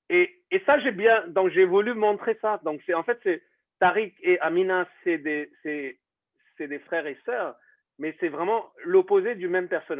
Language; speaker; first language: French; non-native, fluent; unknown